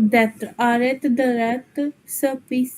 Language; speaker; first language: French; non-native, learner; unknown